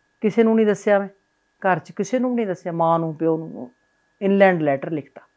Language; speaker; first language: Punjabi; native; Punjabi